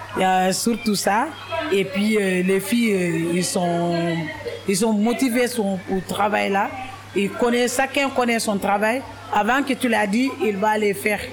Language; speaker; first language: French; non-native, local second language; Wolof